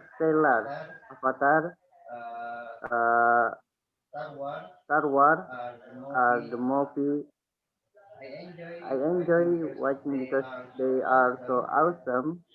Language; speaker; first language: English; non-native, learner; Indonesian